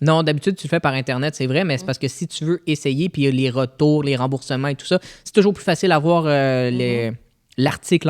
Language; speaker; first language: French; native; French